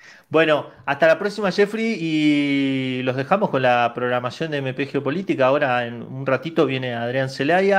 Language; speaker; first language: Spanish; native; Spanish